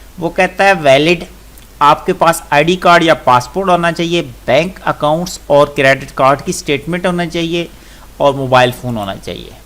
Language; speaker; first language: Urdu; non-native, local second language; Punjabi